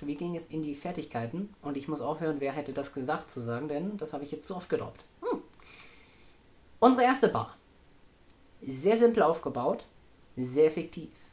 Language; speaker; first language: German; native; German